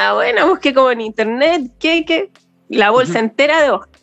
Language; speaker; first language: Spanish; native; Spanish